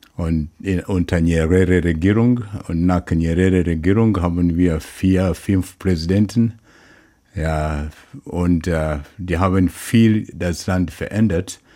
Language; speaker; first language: German; non-native, learner; Swahili